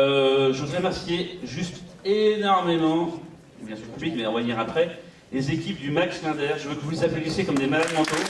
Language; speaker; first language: French; native; French